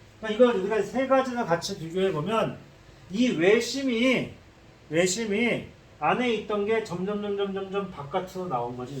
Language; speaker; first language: Korean; native; Korean